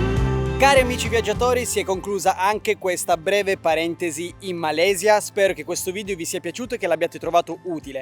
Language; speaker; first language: Italian; native; Italian